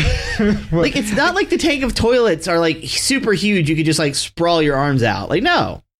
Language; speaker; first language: English; native; English